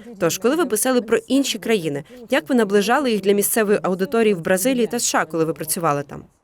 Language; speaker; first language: Ukrainian; native; Ukrainian